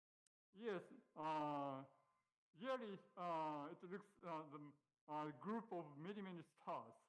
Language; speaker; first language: English; non-native, learner; Japanese